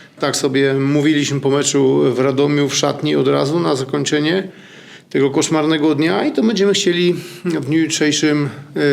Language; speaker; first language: Polish; native; Polish